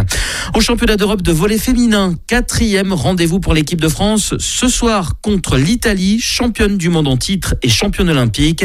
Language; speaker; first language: French; native; French